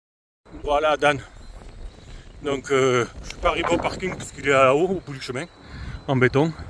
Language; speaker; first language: French; native; French